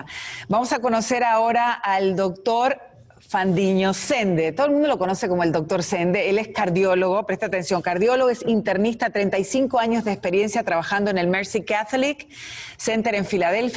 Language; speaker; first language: Spanish; native; Spanish